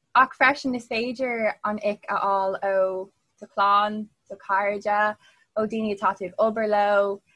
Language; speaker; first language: Irish; non-native, local second language; English